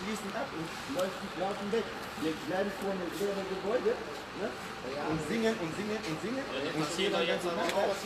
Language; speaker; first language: German; non-native, fluent; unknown